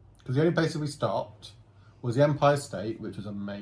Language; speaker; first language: English; native; English